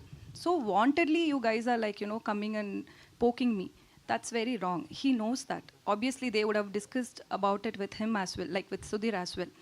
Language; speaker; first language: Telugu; non-native, learner; Tamil